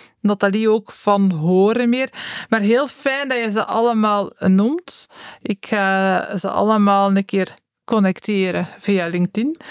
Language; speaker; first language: Dutch; native; Dutch